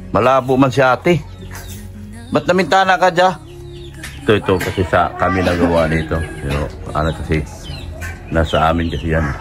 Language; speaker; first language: Filipino; non-native, local second language; Cebuano